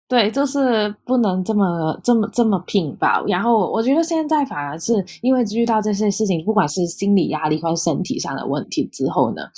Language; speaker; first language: Chinese; non-native, local second language; Cantonese